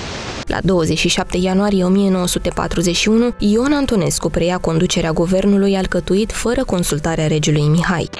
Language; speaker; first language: Romanian; native; Romanian